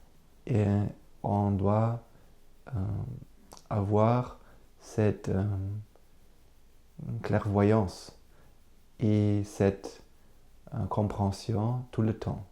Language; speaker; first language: French; non-native, learner; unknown